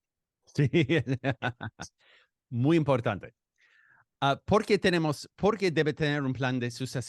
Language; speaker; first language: Spanish; non-native, fluent; English